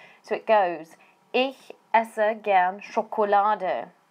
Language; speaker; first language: German; non-native, fluent; English